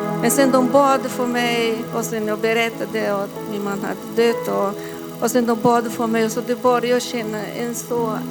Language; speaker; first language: Swedish; non-native, fluent; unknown